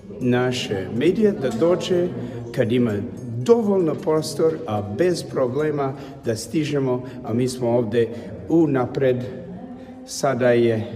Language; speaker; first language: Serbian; non-native, learner; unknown